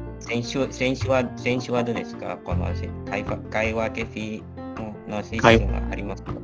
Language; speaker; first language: Japanese; non-native, learner; Malay